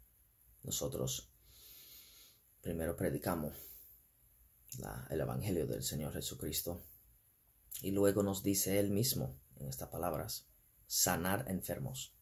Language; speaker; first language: Spanish; non-native, fluent; English